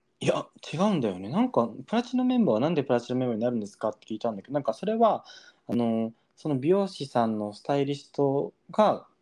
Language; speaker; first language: Japanese; early bilingual, heritage; Japanese